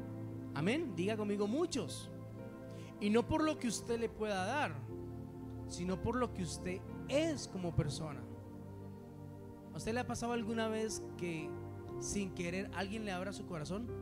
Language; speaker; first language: Spanish; native; Spanish